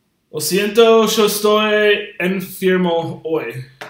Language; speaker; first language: Spanish; non-native, learner; English